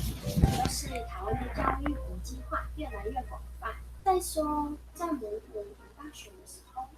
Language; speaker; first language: Chinese; non-native, fluent; Mongolian